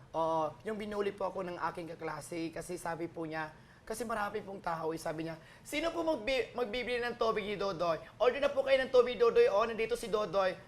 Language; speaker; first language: Filipino; non-native, local second language; Waray